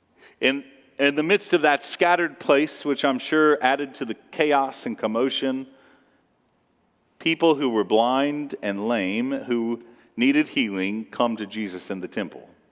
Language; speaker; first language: English; native; English